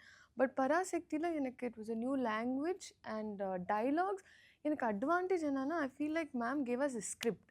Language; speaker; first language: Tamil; non-native, learner; Telugu